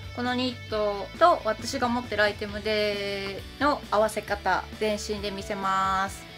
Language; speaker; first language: Japanese; native; Japanese